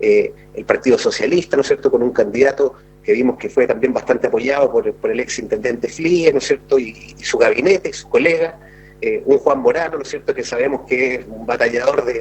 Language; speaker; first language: Spanish; native; Spanish